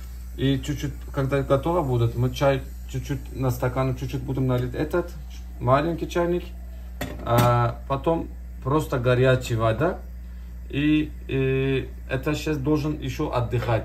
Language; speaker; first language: Russian; non-native, learner; Turkish